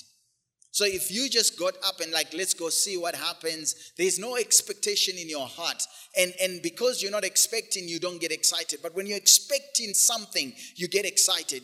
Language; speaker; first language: English; non-native, local second language; Shona